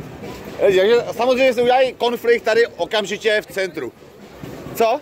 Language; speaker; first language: Czech; native; Czech